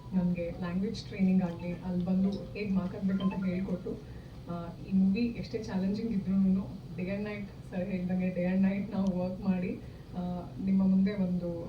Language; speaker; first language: Kannada; native; Kannada